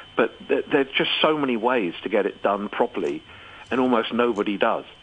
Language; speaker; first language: English; native; English